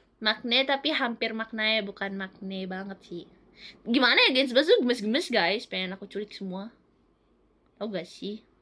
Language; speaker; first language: Indonesian; native; Indonesian